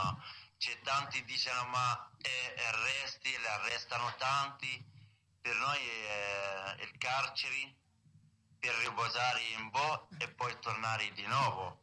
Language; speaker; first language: Italian; non-native, learner; Arabic